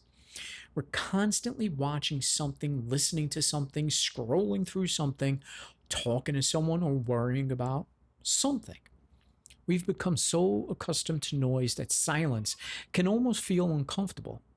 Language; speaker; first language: English; native; English